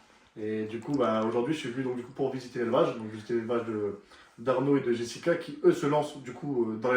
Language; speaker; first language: French; native; French